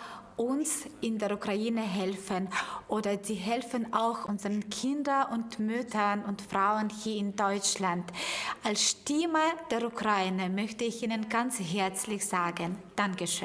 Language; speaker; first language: German; non-native, fluent; Ukrainian